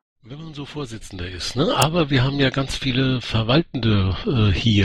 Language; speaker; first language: German; native; German